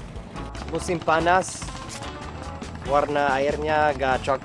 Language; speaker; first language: Indonesian; non-native, learner; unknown